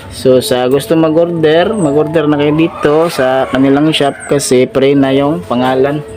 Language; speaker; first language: Filipino; non-native, local second language; Cebuano